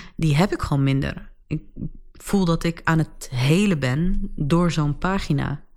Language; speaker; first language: Dutch; early bilingual, other home language; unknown